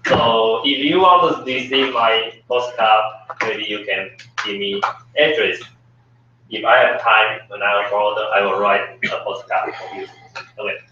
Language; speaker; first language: English; non-native, learner; Chinese